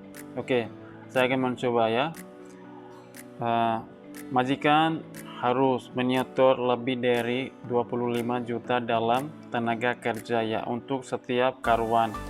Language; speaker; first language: Indonesian; non-native, learner; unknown